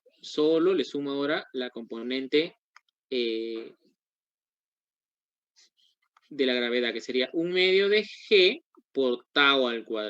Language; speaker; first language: Spanish; native; Spanish